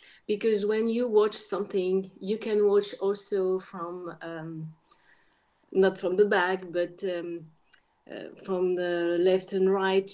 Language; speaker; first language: English; non-native, learner; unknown